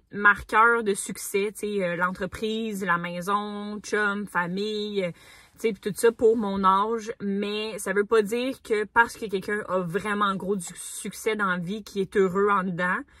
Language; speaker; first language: French; native; French